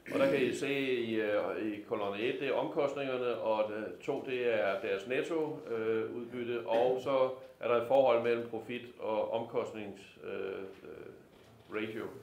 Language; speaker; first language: Danish; native; Danish